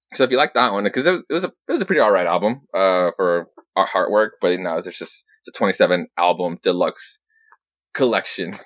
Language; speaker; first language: English; early bilingual, other home language; Spanish